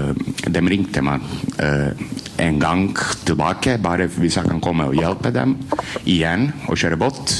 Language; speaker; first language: Norwegian; non-native, fluent; Croatian